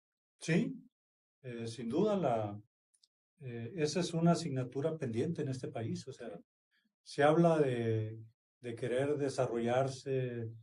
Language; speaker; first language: Spanish; native; Spanish